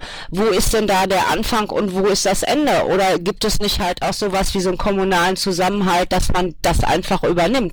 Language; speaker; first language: German; native; German